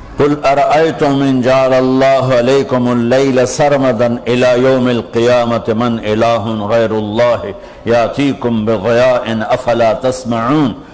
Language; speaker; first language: Urdu; non-native, local second language; Punjabi